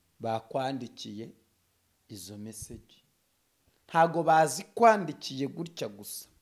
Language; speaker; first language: Kinyarwanda; native; Kinyarwanda